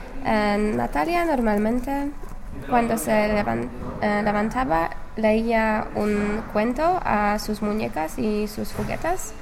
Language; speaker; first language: Spanish; non-native, learner; English